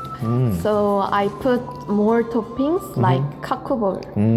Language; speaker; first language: English; non-native, learner; Korean